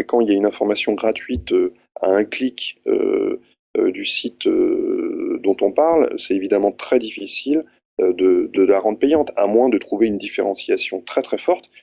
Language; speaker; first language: French; native; French